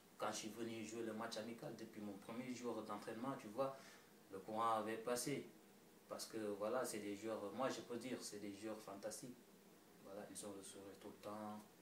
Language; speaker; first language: French; non-native, local second language; Wolof